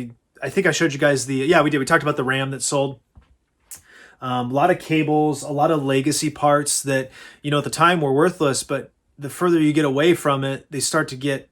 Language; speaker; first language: English; native; English